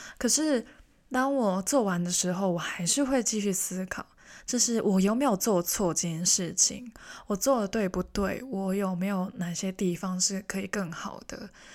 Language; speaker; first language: Chinese; non-native, local second language; Cantonese